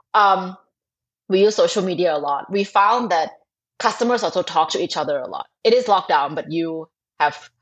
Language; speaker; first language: English; non-native, fluent; Thai